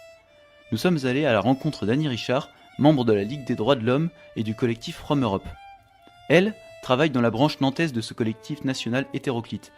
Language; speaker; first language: French; native; French